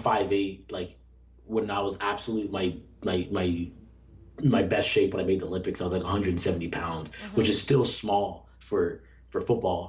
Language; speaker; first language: English; native; English